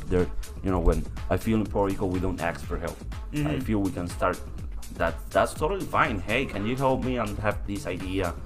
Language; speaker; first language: English; non-native, local second language; Spanish